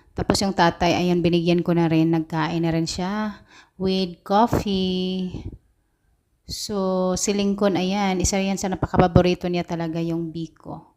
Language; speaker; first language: Filipino; non-native, local second language; Cebuano